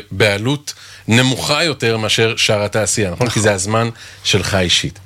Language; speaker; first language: Hebrew; native; Hebrew